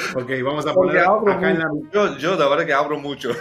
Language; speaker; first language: Spanish; non-native, fluent; Japanese